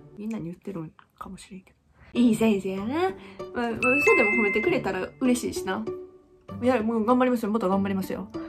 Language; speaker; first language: Japanese; native; Japanese